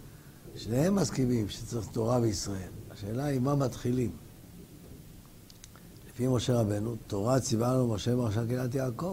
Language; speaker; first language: Hebrew; native; Hebrew